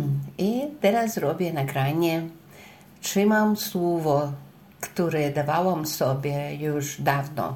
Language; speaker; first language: Polish; non-native, learner; Russian